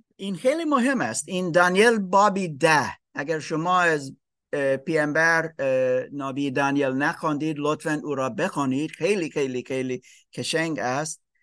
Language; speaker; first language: Persian; non-native, fluent; English